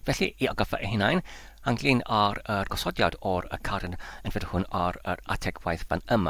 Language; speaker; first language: Welsh; non-native, learner; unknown